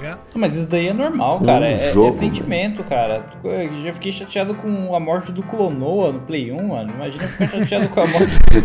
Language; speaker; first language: Portuguese; native; Portuguese